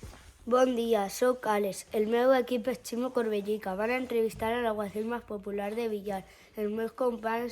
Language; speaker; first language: Catalan; non-native, local second language; Spanish